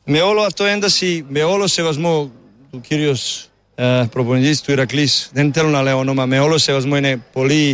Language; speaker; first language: Greek; non-native, learner; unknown